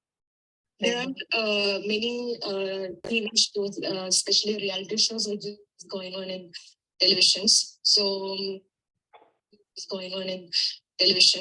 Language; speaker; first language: English; non-native, learner; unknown